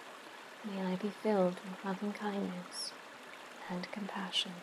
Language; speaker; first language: English; native; English